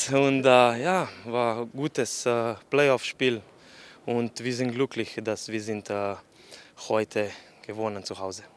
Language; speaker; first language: German; non-native, learner; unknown